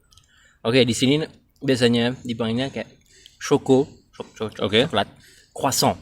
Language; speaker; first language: Indonesian; non-native, fluent; French